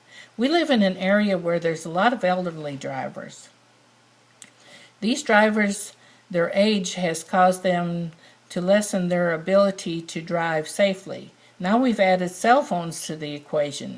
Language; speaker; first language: English; native; English